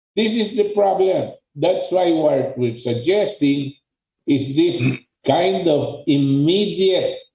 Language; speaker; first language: English; non-native, local second language; Filipino